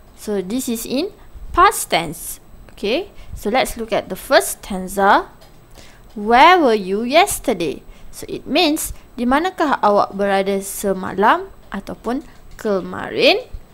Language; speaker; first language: English; non-native, local second language; Malay